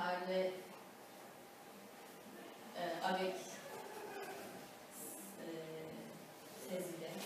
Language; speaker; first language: French; non-native, learner; Turkish